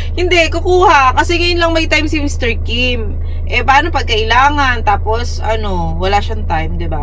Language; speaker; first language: Filipino; native; Filipino